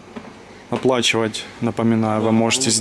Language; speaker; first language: Russian; native; Russian